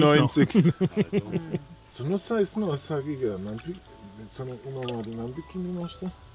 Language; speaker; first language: Japanese; non-native, learner; German